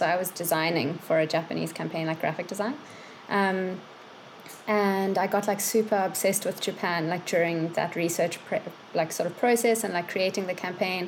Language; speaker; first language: English; native; English